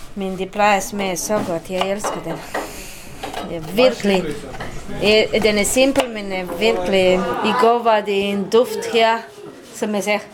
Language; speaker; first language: Danish; non-native, learner; Romanian